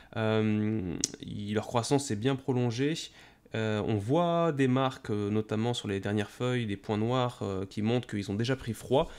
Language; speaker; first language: French; native; French